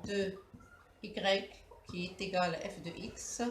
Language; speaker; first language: French; non-native, local second language; Arabic